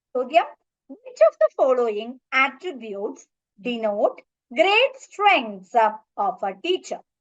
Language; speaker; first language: English; non-native, local second language; Malayalam